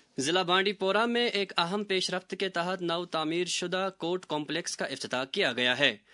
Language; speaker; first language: Urdu; non-native, local second language; Kashmiri